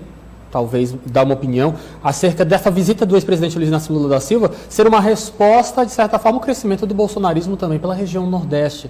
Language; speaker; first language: Portuguese; native; Portuguese